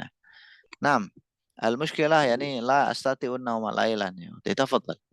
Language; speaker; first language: Arabic; non-native, fluent; Indonesian